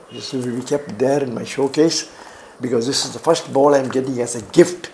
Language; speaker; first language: English; non-native, local second language; Malayalam